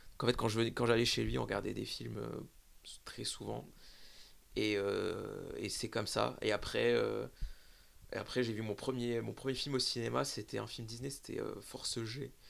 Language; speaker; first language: French; native; French